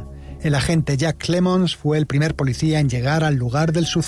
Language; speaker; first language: Spanish; native; Spanish